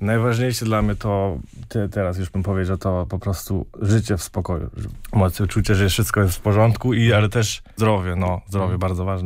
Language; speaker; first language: Polish; early bilingual, other home language; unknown